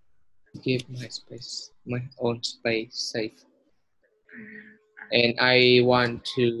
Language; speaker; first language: English; non-native, learner; Vietnamese